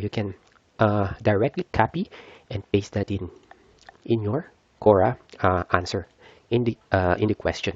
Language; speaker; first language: English; non-native, fluent; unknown